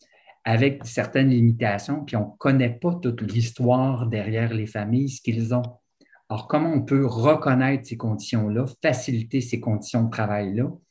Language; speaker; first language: French; native; French